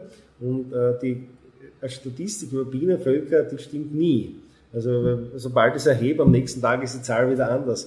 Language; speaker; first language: German; native; German